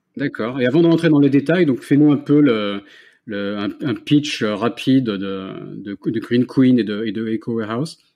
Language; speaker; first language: French; native; French